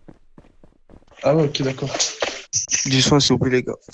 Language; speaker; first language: French; native; French